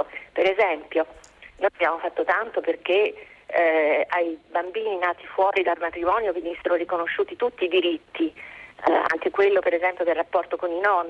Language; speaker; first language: Italian; native; Italian